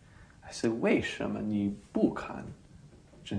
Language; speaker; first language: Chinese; non-native, learner; English